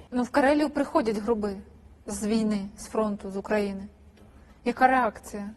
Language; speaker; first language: Ukrainian; native; Ukrainian